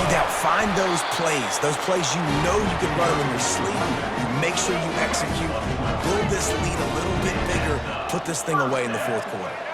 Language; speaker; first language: English; native; English